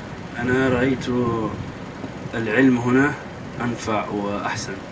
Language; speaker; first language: Arabic; non-native, learner; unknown